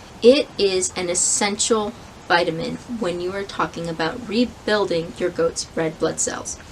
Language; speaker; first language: English; native; English